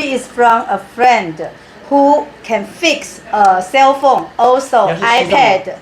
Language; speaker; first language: English; non-native, learner; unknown